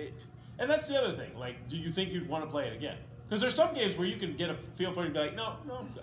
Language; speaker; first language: English; native; English